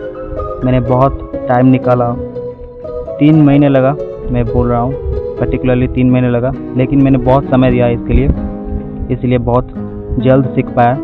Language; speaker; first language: Hindi; non-native, local second language; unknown